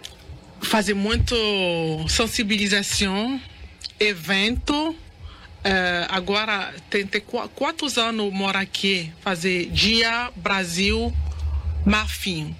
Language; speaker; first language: Portuguese; non-native, learner; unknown